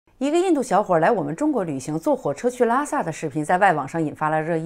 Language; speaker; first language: Chinese; native; Chinese